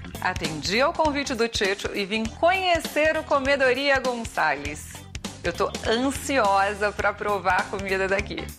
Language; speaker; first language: Portuguese; native; Portuguese